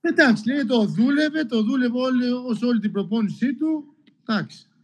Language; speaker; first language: Greek; non-native, local second language; Albanian